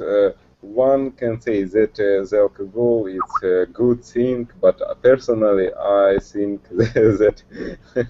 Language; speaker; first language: English; non-native, learner; Russian